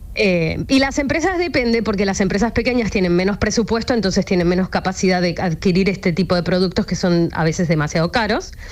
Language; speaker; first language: Spanish; native; Spanish